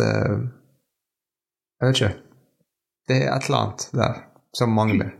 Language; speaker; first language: Norwegian; non-native, fluent; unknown